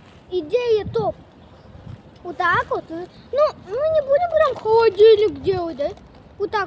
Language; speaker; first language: Russian; native; Russian